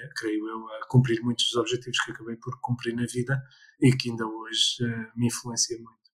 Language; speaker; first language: Portuguese; early bilingual, other home language; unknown